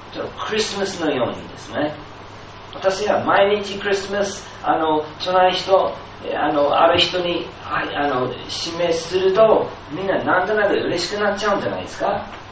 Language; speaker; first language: Japanese; non-native, fluent; English